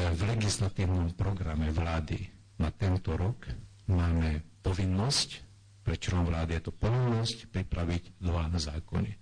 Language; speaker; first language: Slovak; non-native, local second language; Hungarian